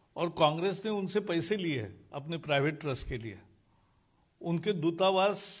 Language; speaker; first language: Hindi; non-native, local second language; Marathi